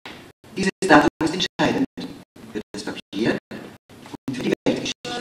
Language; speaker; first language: German; native; German